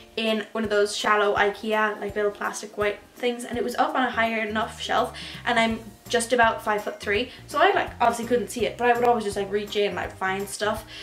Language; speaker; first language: English; native; English